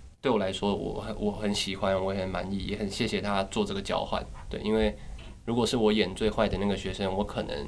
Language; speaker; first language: Chinese; native; Chinese